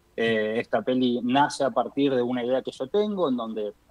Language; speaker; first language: Spanish; native; Spanish